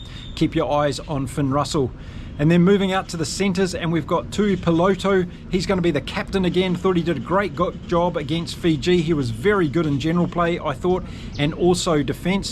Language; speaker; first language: English; native; English